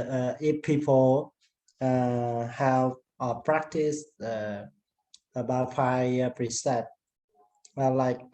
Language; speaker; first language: English; non-native, learner; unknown